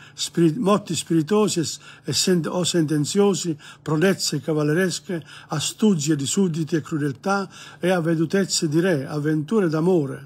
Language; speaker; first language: Italian; non-native, fluent; English